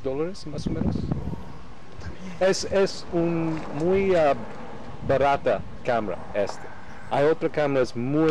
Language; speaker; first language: Spanish; non-native, learner; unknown